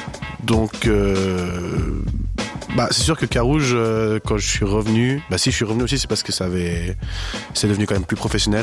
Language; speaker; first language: French; native; French